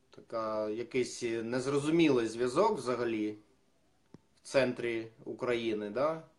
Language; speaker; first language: Ukrainian; non-native, local second language; Russian